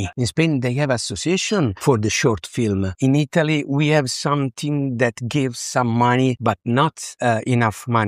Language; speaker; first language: English; non-native, learner; Italian